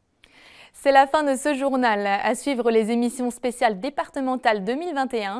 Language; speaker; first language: French; native; French